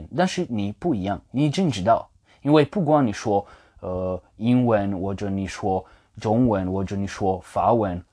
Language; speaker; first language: Chinese; non-native, fluent; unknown